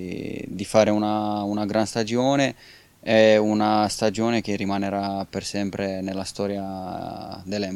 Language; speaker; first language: Italian; non-native, fluent; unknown